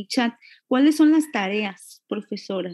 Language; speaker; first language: Spanish; native; Spanish